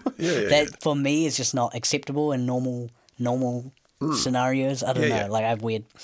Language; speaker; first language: English; native; English